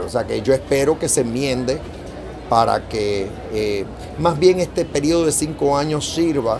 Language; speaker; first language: Spanish; native; Spanish